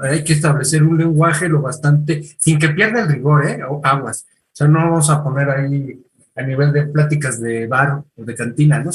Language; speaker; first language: Spanish; native; Spanish